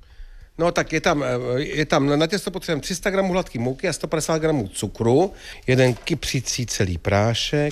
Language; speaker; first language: Czech; native; Czech